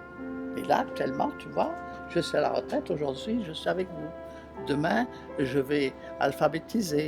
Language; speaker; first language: French; native; French